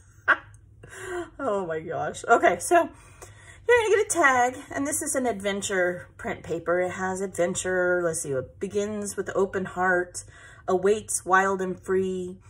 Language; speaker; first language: English; native; English